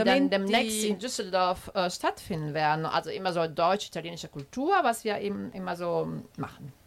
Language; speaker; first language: German; non-native, fluent; Italian